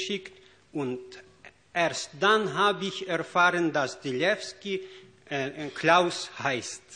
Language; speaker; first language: German; non-native, fluent; Ukrainian